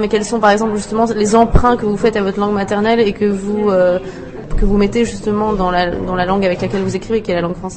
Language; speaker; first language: French; non-native, fluent; Czech